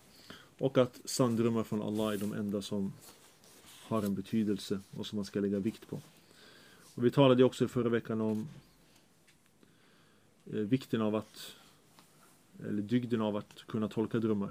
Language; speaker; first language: Swedish; early bilingual, other home language; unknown